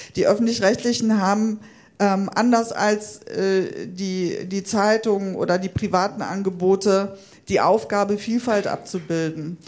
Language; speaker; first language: German; native; German